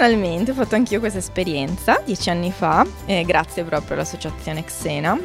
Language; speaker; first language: Italian; native; Italian